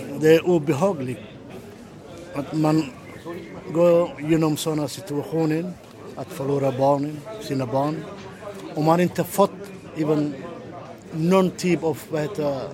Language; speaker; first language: Swedish; non-native, fluent; Somali